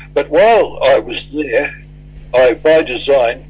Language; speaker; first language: English; native; English